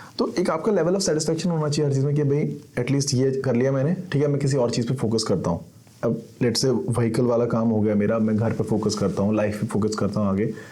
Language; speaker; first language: Hindi; native; Hindi